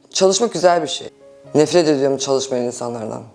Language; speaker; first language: Turkish; early bilingual, heritage; Turkish